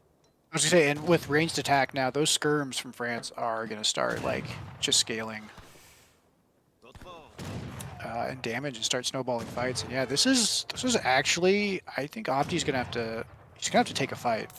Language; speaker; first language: English; native; English